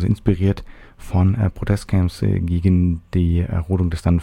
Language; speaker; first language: German; native; German